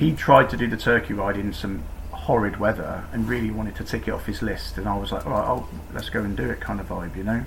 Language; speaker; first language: English; native; English